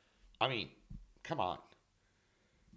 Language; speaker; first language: English; native; English